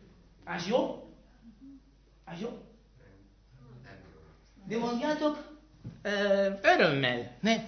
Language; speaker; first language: Hungarian; non-native, fluent; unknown